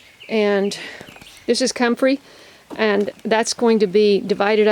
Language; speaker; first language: English; native; English